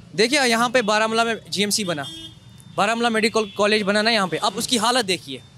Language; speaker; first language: Hindi; native; Hindi